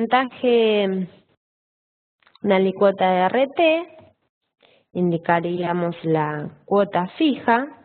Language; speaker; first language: Spanish; native; Spanish